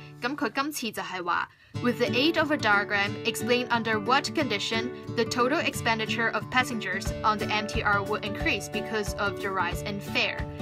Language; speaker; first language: English; non-native, local second language; Cantonese